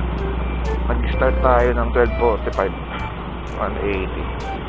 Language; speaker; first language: Filipino; native; Filipino